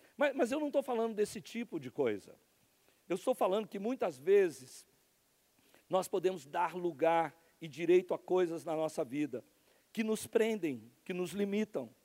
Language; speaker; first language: Portuguese; native; Portuguese